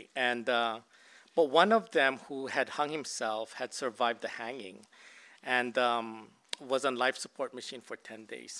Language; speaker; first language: English; native; English